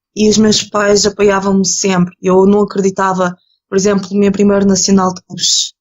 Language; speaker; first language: Portuguese; early bilingual, other home language; Ukrainian